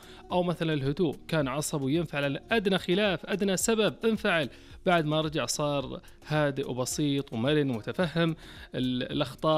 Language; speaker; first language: Arabic; native; Arabic